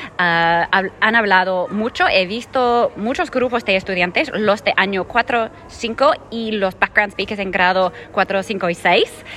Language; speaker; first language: Spanish; non-native, fluent; German